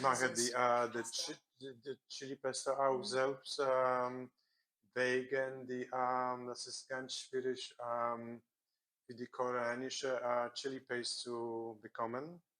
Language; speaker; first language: German; non-native, learner; Korean